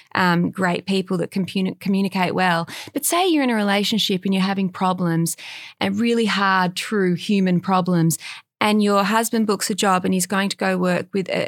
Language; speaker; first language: English; native; English